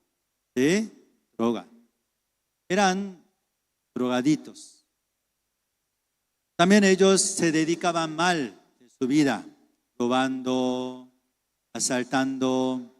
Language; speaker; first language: Spanish; non-native, fluent; Korean